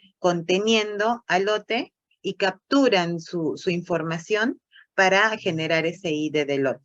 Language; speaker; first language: Spanish; native; Spanish